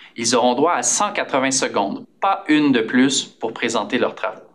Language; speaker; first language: French; native; French